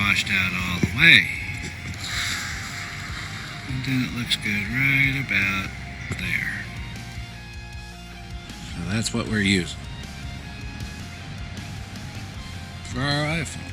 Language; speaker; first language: English; native; English